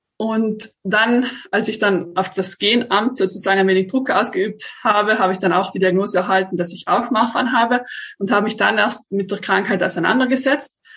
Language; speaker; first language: German; native; German